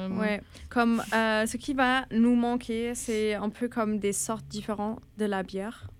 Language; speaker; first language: French; non-native, fluent; German